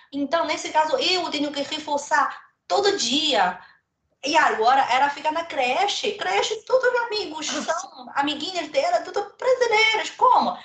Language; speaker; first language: Portuguese; non-native, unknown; Chinese